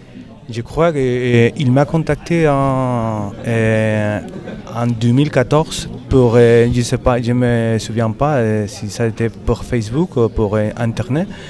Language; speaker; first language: French; non-native, learner; Spanish